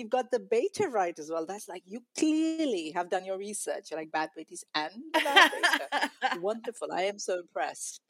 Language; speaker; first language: English; non-native, local second language; Malayalam